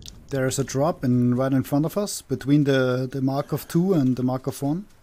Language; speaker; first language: English; non-native, fluent; German